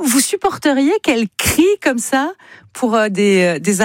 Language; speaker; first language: French; native; French